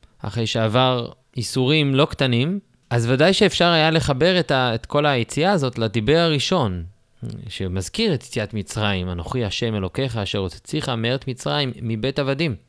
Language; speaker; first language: Hebrew; native; Hebrew